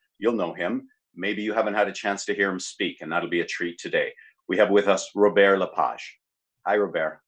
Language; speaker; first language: English; native; English